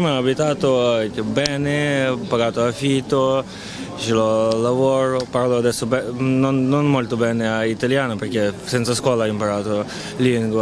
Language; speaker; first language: Italian; non-native, learner; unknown